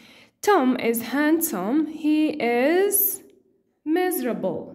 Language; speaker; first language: English; non-native, fluent; Arabic